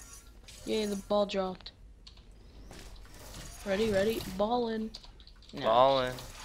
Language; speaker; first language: English; native; English